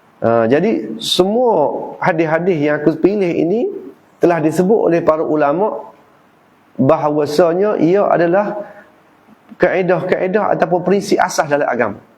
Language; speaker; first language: Malay; native; Malay